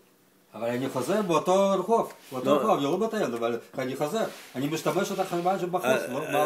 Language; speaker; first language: Hebrew; non-native, learner; Russian